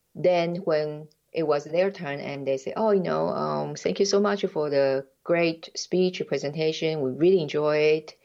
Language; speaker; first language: English; non-native, fluent; Chinese